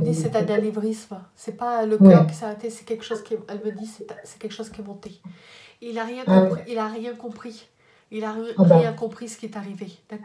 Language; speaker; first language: French; native; French